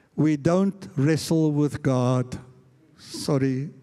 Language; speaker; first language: English; non-native, local second language; Afrikaans